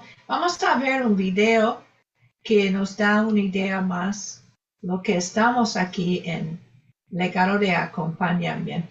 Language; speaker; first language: Spanish; non-native, fluent; English